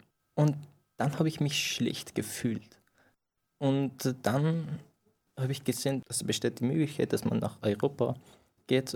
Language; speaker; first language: German; non-native, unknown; Persian